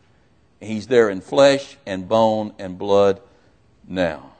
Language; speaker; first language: English; native; English